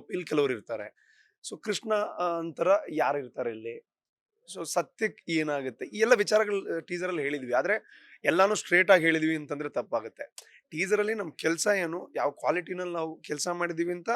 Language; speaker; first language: Kannada; non-native, local second language; Tulu